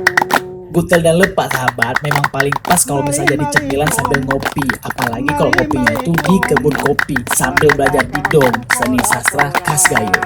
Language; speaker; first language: Indonesian; native; Indonesian